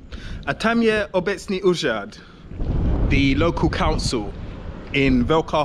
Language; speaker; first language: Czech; non-native, learner; English